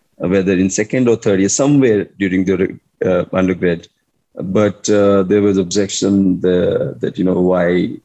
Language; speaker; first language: English; non-native, local second language; Hindi